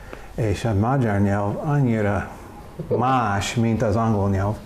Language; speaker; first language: Hungarian; non-native, learner; English